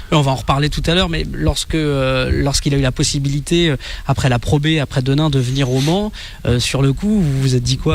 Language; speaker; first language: French; native; French